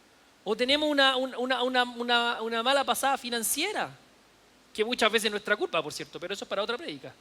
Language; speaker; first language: Spanish; native; Spanish